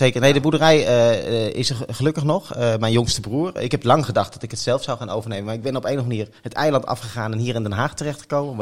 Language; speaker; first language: Dutch; native; Dutch